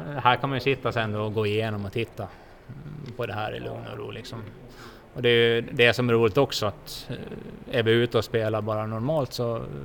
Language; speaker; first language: Swedish; native; Swedish